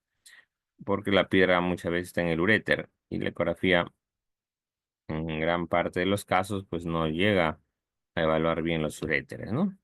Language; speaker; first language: Spanish; native; Spanish